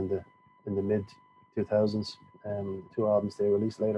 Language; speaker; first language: English; native; English